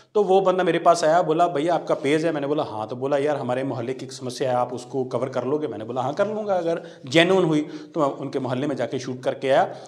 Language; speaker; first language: Hindi; non-native, local second language; Punjabi